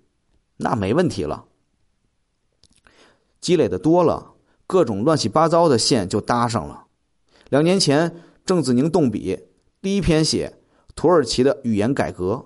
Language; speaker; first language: Chinese; native; Chinese